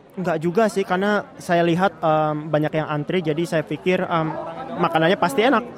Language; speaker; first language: Indonesian; native; Indonesian